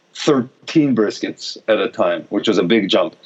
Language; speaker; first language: English; non-native, fluent; Hebrew